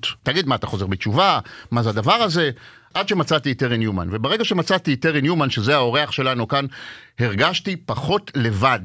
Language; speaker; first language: Hebrew; native; Hebrew